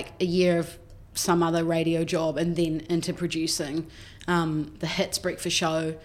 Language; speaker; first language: English; native; English